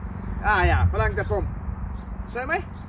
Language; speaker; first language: Thai; non-native, learner; German